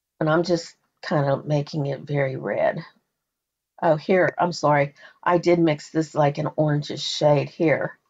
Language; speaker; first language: English; native; English